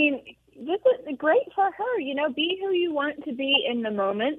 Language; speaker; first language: English; native; English